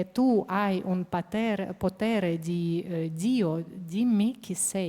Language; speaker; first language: Italian; non-native, fluent; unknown